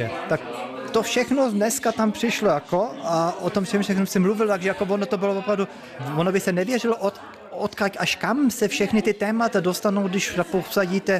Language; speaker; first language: Czech; early bilingual, heritage; Czech